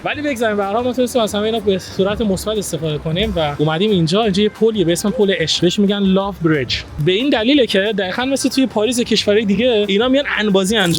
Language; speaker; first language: Persian; native; Persian